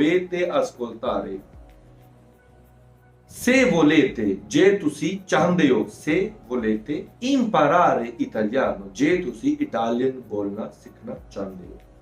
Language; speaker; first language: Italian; non-native, fluent; Punjabi